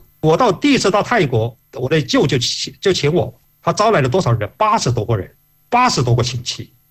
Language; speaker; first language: Chinese; non-native, local second language; Hakka Chinese